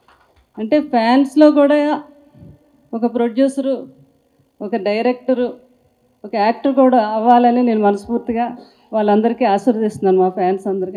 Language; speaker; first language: Telugu; native; Telugu